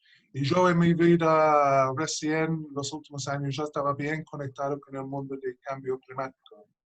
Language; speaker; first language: Spanish; non-native, fluent; English